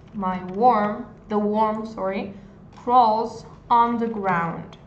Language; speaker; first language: English; non-native, fluent; Spanish